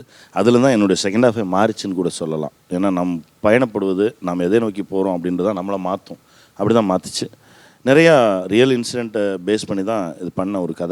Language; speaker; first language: Tamil; native; Tamil